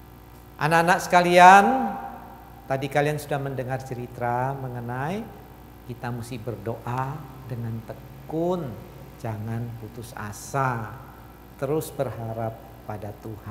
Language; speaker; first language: Indonesian; native; Indonesian